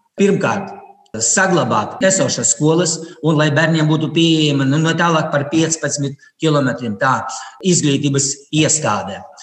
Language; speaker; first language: Latvian; non-native, local second language; Russian